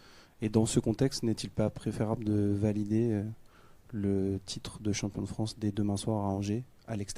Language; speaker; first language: French; native; French